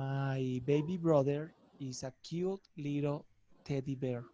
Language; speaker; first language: English; non-native, learner; Spanish